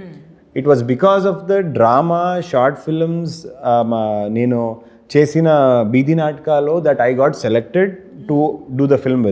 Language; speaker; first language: Telugu; non-native, learner; Kannada